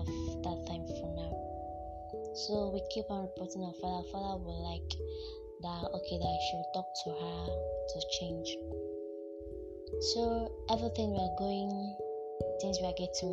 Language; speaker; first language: English; non-native, local second language; Igbo